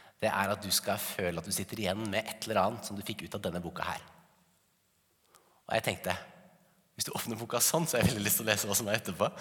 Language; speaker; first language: Norwegian; native; Norwegian